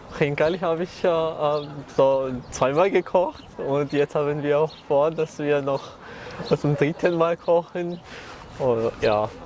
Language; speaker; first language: German; non-native, fluent; Georgian